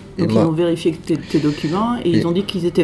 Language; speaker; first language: French; native; French